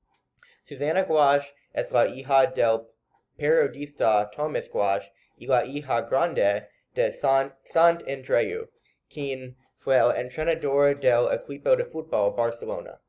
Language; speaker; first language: Spanish; non-native, learner; English